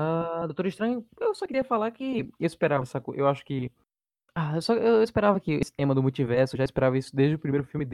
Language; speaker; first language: Portuguese; native; Portuguese